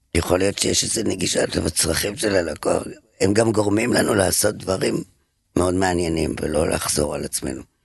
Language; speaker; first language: Hebrew; non-native, fluent; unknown